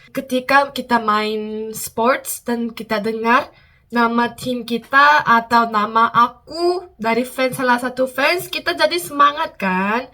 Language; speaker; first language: Indonesian; non-native, fluent; Korean